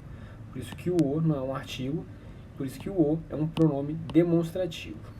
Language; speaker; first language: Portuguese; native; Portuguese